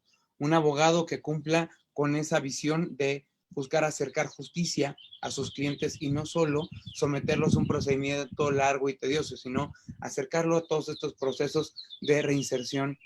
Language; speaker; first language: Spanish; native; Spanish